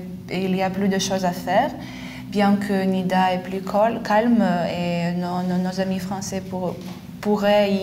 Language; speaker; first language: French; non-native, fluent; Lithuanian